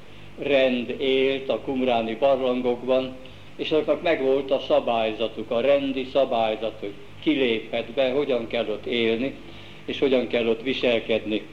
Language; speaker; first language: Hungarian; native; Hungarian